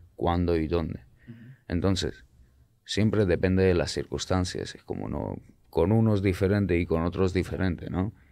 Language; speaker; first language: Spanish; non-native, fluent; Georgian